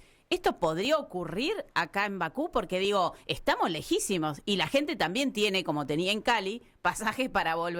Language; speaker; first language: Spanish; native; Spanish